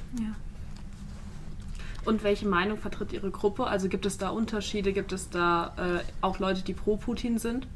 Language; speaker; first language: German; native; German